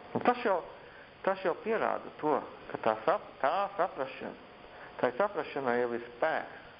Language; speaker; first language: Latvian; early bilingual, heritage; Latvian